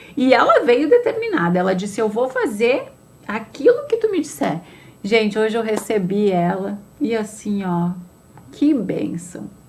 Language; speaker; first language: Portuguese; native; Portuguese